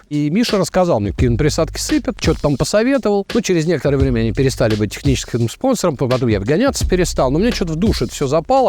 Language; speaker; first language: Russian; native; Russian